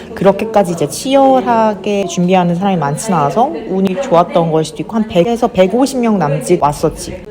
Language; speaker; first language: Korean; native; Korean